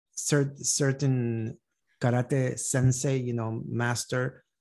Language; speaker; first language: English; non-native, fluent; Spanish